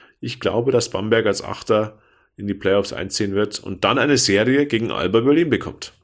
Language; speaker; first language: German; native; German